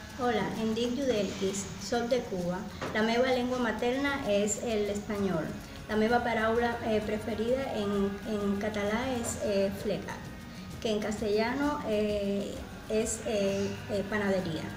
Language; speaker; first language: Catalan; non-native, learner; Spanish